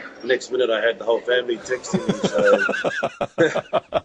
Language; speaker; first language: English; native; English